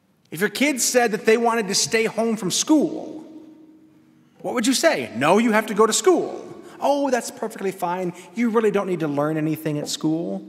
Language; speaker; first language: English; native; English